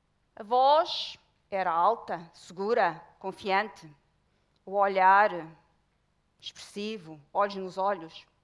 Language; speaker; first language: Portuguese; native; Portuguese